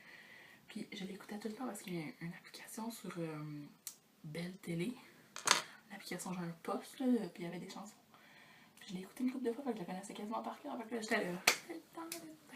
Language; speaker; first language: French; native; French